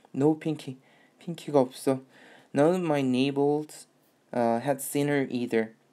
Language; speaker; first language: English; non-native, fluent; Korean